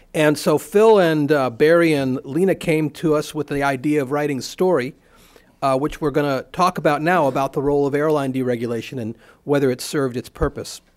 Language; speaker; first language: English; native; English